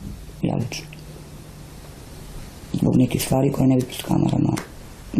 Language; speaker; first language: Bosnian; native; Bosnian